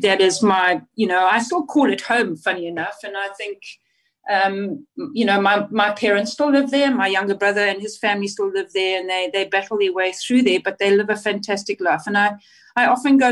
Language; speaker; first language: English; native; English